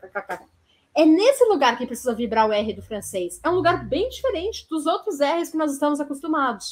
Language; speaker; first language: Portuguese; native; Portuguese